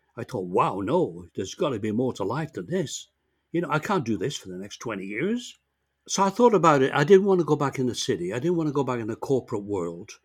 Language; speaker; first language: English; native; English